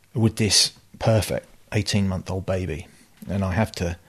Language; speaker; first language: English; native; English